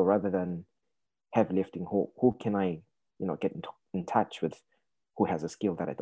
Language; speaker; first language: English; non-native, local second language; Shona